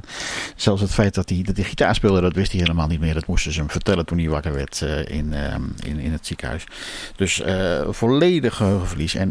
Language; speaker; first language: Dutch; native; Dutch